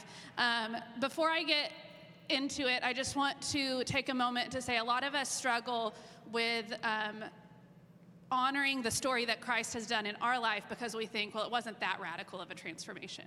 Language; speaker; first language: English; native; English